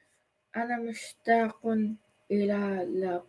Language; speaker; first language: Arabic; non-native, learner; English